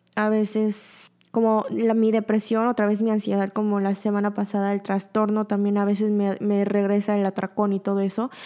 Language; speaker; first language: Spanish; early bilingual, other home language; Korean